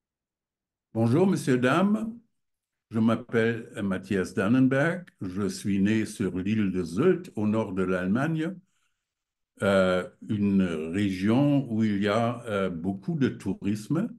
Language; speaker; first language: French; non-native, fluent; German